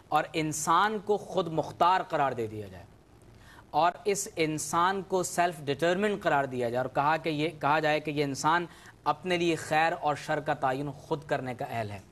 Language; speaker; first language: Urdu; native; Urdu